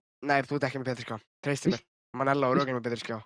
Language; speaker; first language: Icelandic; native; Icelandic